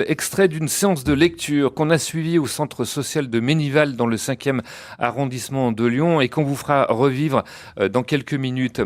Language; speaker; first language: French; native; French